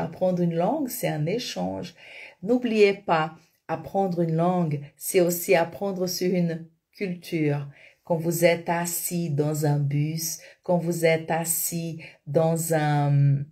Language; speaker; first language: French; non-native, fluent; Portuguese